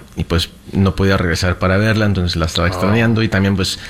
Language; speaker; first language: Spanish; early bilingual, heritage; Spanish